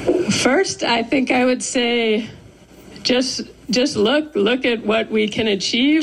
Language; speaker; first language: English; early bilingual, other home language; Persian